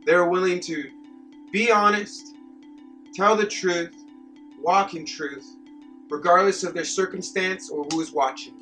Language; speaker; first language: English; native; English